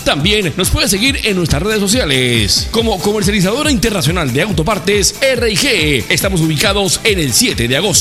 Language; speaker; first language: Spanish; native; Spanish